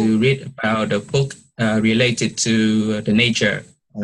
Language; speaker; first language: English; non-native, learner; Vietnamese